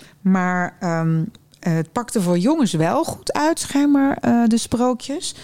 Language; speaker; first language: Dutch; early bilingual, other home language; German